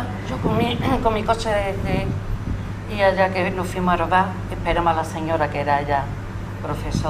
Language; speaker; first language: Spanish; native; Spanish